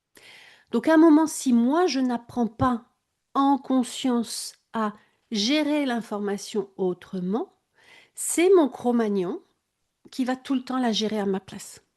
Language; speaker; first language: French; native; French